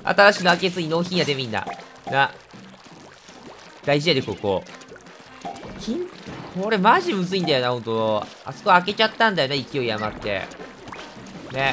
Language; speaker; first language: Japanese; native; Japanese